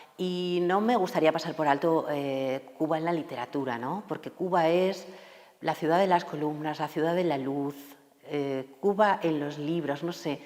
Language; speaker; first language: Spanish; native; Spanish